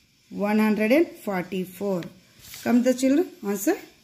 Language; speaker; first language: English; non-native, local second language; Kannada